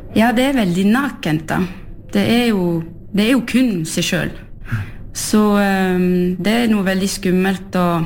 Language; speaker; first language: Norwegian; early bilingual, heritage; French